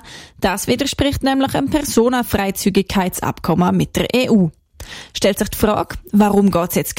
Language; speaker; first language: German; native; German